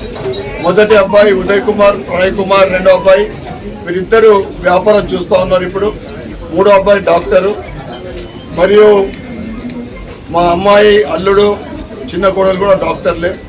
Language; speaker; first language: Telugu; native; Telugu